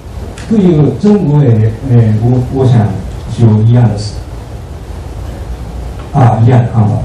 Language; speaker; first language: Chinese; non-native, fluent; Japanese